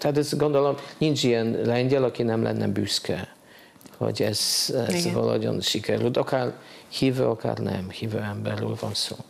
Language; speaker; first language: Hungarian; non-native, fluent; Polish